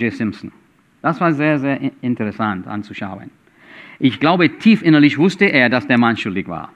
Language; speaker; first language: German; non-native, fluent; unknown